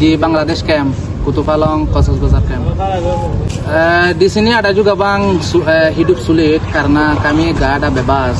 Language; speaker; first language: Indonesian; non-native, learner; Rohingya